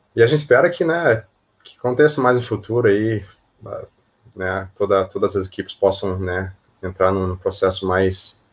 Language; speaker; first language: Portuguese; native; Portuguese